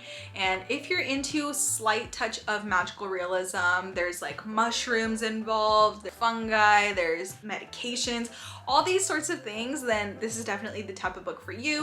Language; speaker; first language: English; native; English